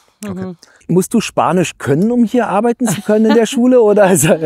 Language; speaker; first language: German; native; German